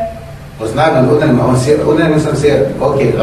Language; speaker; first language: Danish; non-native, learner; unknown